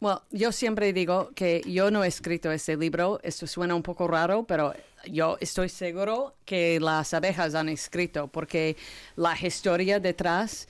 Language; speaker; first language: Spanish; non-native, learner; English